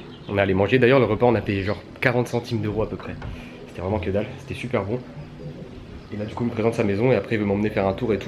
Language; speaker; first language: French; native; French